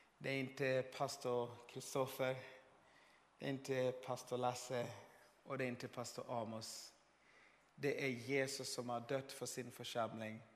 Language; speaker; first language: Swedish; non-native, fluent; Swahili